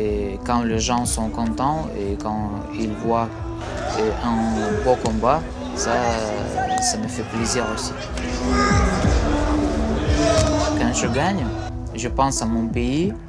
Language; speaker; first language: French; non-native, fluent; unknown